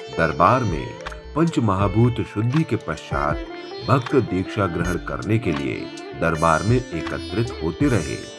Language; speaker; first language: Hindi; native; Hindi